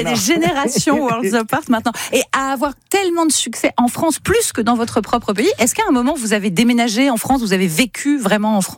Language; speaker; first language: French; native; French